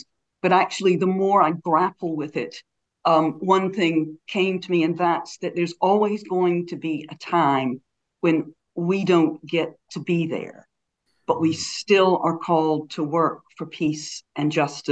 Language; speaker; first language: English; native; English